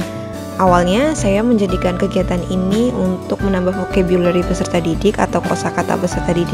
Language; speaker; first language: Indonesian; native; Indonesian